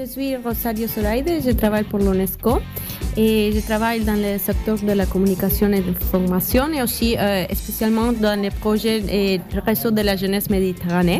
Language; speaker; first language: French; non-native, fluent; Spanish